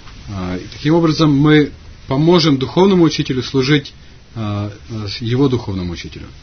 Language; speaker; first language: Russian; native; Russian